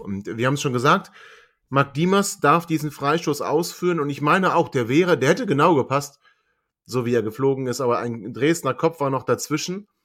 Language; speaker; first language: German; native; German